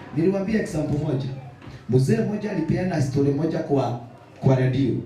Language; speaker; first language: Swahili; non-native, local second language; Kikuyu